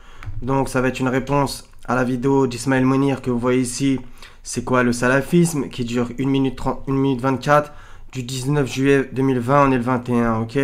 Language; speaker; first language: French; native; French